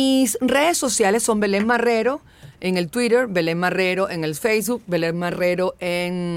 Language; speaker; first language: Spanish; native; Spanish